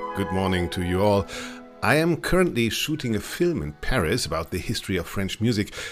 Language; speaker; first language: English; non-native, fluent; German